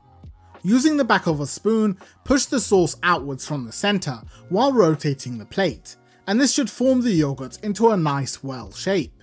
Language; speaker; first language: English; native; English